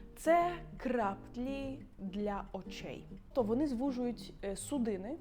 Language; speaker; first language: Ukrainian; native; Ukrainian